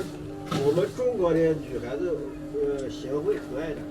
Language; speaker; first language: Chinese; native; Chinese